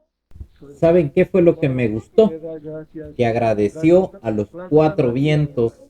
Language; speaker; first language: Spanish; native; Spanish